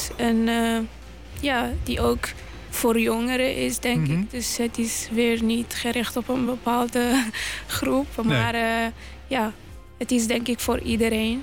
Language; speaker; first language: Dutch; non-native, local second language; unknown